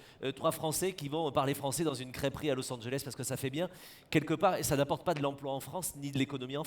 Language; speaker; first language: French; native; French